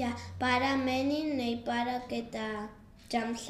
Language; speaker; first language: Welsh; non-native, learner; Spanish